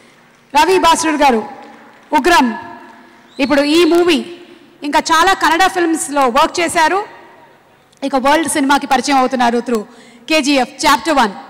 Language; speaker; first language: Telugu; native; Telugu